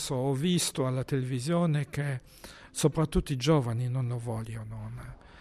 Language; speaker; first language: Italian; non-native, fluent; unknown